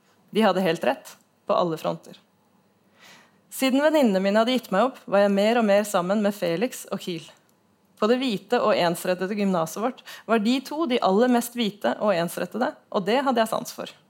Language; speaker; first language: Norwegian; native; Norwegian